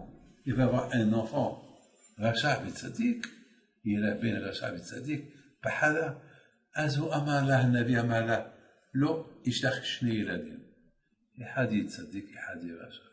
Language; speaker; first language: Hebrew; non-native, fluent; French